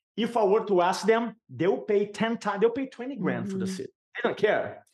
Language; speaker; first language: English; non-native, fluent; Portuguese